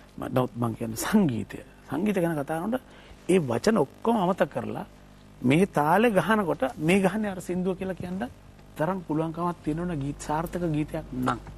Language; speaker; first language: Sinhala; native; Sinhala